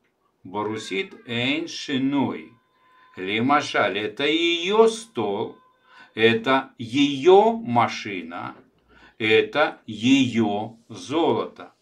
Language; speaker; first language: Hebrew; non-native, fluent; Russian